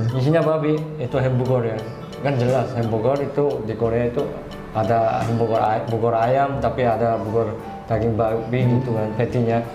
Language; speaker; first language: Indonesian; non-native, fluent; Korean